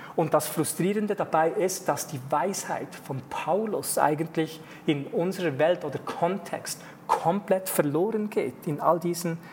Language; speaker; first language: German; native; German